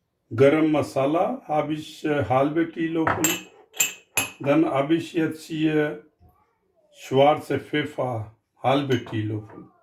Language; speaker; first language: German; non-native, learner; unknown